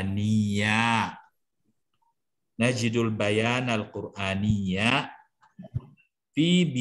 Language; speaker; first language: Arabic; non-native, fluent; Indonesian